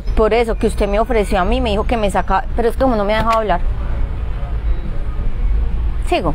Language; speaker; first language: Spanish; native; Spanish